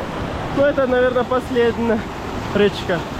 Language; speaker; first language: Russian; non-native, learner; Pashto